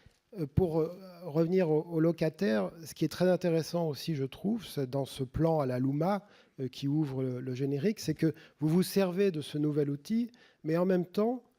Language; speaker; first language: French; native; French